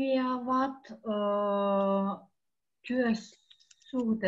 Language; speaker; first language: Finnish; non-native, learner; Russian